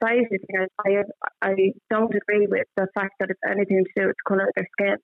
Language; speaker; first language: English; native; English